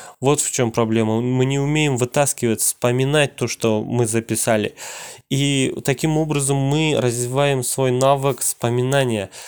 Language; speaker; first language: Russian; non-native, local second language; Kazakh